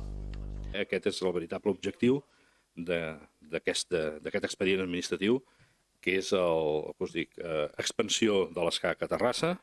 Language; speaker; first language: Catalan; native; Catalan